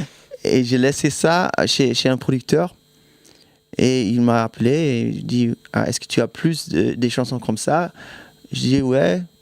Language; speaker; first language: French; non-native, fluent; German